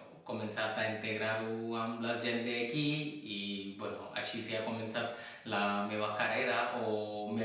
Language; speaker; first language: Catalan; non-native, fluent; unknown